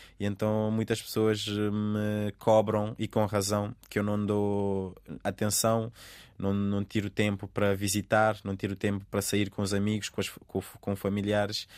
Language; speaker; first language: Portuguese; non-native, local second language; Kabuverdianu